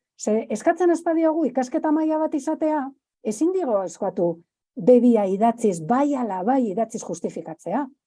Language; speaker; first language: Basque; native; Basque